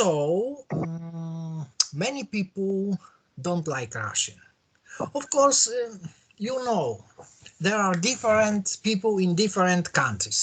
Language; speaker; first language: English; non-native, learner; Polish